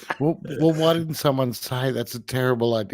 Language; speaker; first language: English; native; English